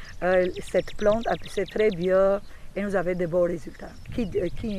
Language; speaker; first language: French; non-native, fluent; Albanian